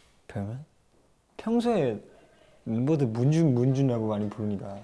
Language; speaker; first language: Korean; non-native, fluent; Chinese